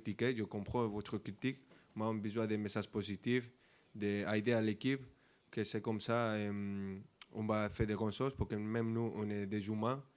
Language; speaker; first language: French; non-native, fluent; Spanish